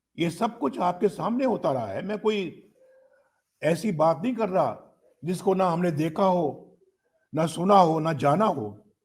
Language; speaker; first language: Urdu; non-native, local second language; Punjabi